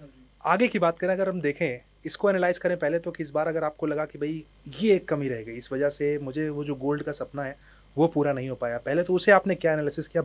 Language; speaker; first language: Hindi; native; Hindi